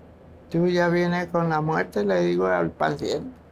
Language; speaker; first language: Spanish; non-native, local second language; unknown